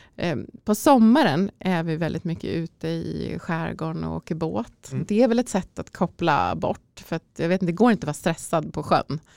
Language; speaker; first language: Swedish; native; Swedish